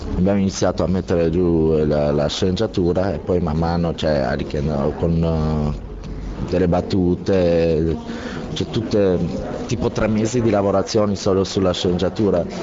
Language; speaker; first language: Italian; non-native, fluent; Albanian